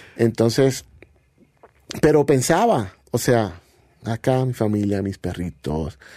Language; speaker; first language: Spanish; native; Spanish